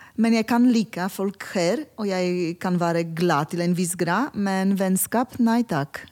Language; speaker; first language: Norwegian; non-native, fluent; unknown